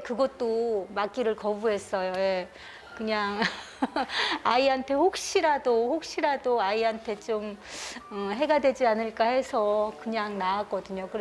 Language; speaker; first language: Korean; native; Korean